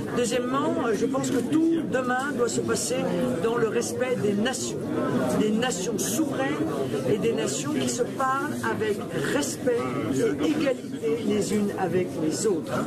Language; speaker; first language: French; native; French